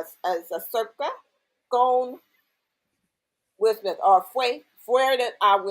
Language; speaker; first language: Spanish; non-native, learner; English